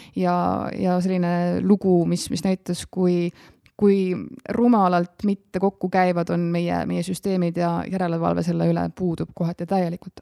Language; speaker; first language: Estonian; native; Estonian